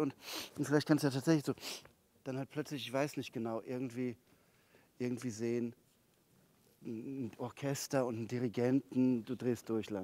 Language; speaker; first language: German; native; German